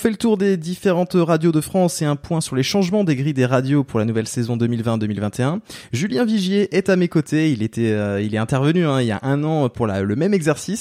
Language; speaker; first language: French; native; French